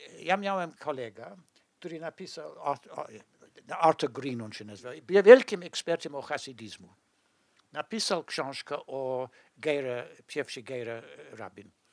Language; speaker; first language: Polish; non-native, fluent; English